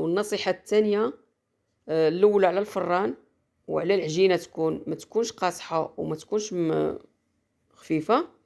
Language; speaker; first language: Arabic; native; Arabic